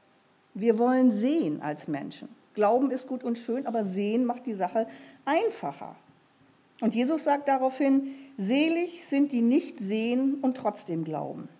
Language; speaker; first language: German; native; German